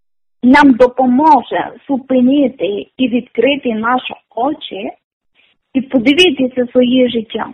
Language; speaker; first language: Ukrainian; non-native, learner; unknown